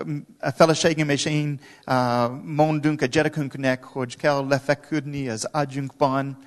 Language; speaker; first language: Hungarian; non-native, learner; English